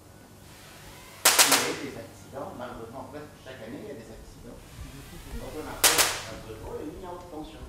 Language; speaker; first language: French; native; French